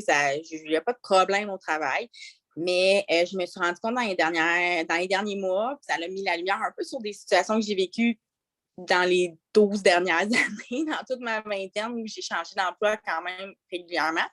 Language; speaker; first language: French; native; French